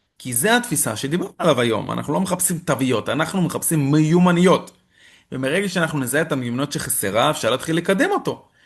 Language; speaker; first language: Hebrew; non-native, fluent; English